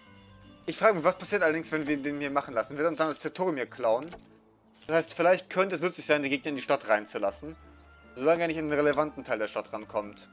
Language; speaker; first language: German; native; German